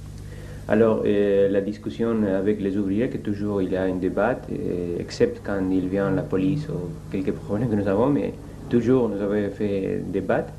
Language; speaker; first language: French; non-native, fluent; Spanish